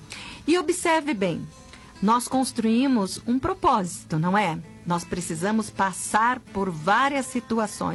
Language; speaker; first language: Portuguese; native; Portuguese